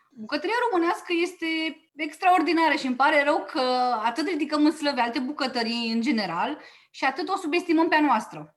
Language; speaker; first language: Romanian; native; Romanian